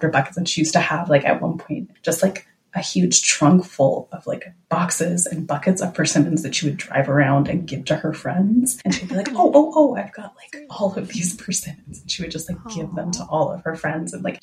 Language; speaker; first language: English; native; English